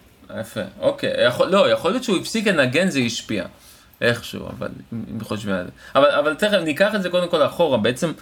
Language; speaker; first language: Hebrew; native; Hebrew